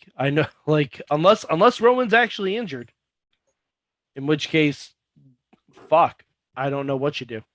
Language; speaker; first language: English; native; English